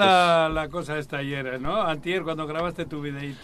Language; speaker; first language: Spanish; native; Spanish